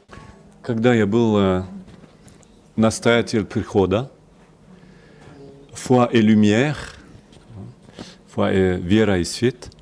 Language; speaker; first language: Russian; non-native, learner; French